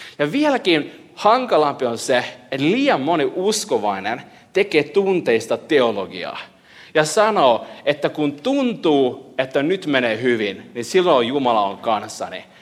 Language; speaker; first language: Finnish; early bilingual, heritage; Finnish